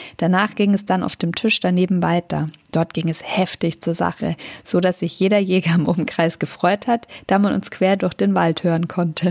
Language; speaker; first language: German; native; German